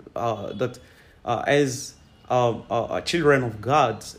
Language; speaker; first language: English; non-native, fluent; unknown